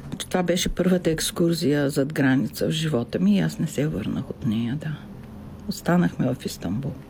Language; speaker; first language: Bulgarian; native; Bulgarian